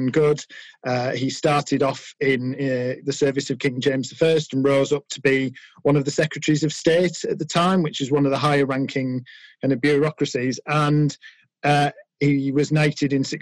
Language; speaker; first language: English; native; English